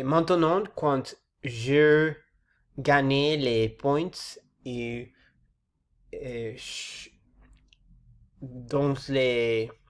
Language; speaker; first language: French; non-native, learner; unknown